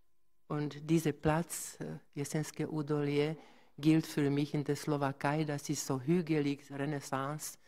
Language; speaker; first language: German; non-native, fluent; Slovak